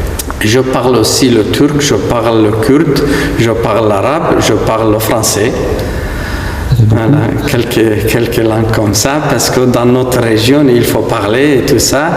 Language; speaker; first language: French; non-native, fluent; Aramaic